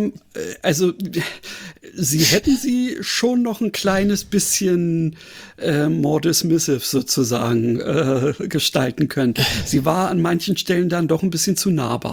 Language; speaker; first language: German; native; German